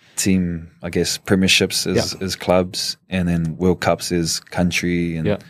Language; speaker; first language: English; native; English